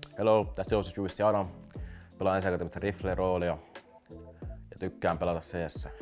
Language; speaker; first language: Finnish; early bilingual, other home language; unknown